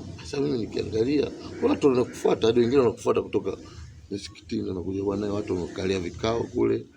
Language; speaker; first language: Swahili; native; Swahili